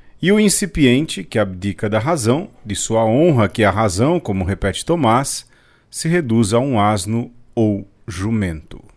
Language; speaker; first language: Portuguese; native; Portuguese